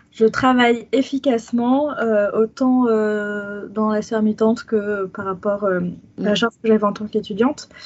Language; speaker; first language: French; native; French